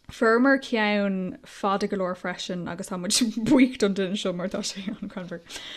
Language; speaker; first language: Irish; non-native, local second language; English